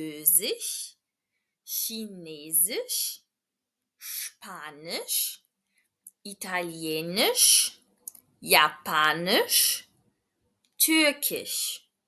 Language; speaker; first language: German; non-native, fluent; Portuguese